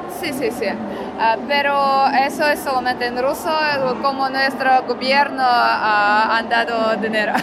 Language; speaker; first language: Spanish; non-native, learner; Russian